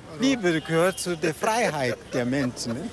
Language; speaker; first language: German; non-native, fluent; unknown